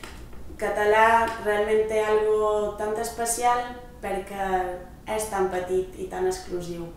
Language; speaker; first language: Catalan; non-native, local second language; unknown